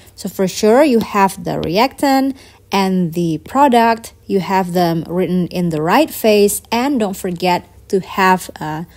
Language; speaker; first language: English; non-native, fluent; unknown